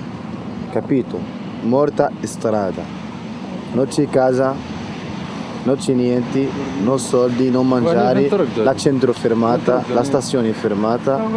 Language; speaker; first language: Italian; non-native, learner; Arabic